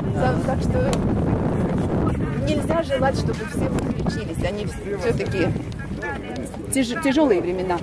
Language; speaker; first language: Russian; non-native, local second language; Latvian